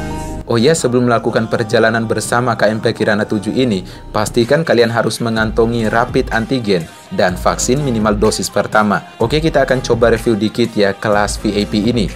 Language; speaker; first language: Indonesian; native; Indonesian